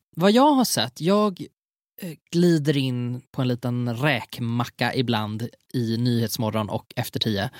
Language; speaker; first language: Swedish; native; Swedish